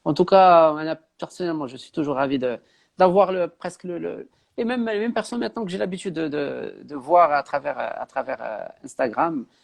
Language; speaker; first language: French; non-native, local second language; Arabic